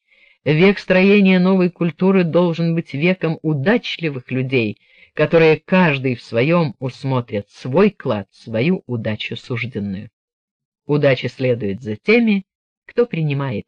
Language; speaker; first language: Russian; native; Russian